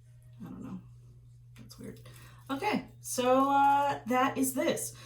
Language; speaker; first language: English; native; English